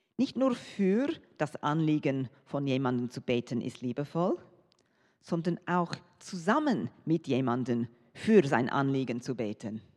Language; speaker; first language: German; non-native, fluent; English